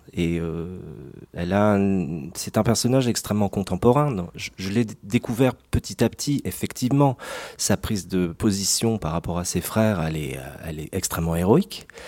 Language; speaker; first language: French; native; French